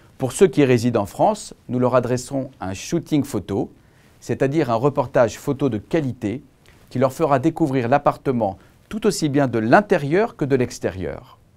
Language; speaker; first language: French; native; French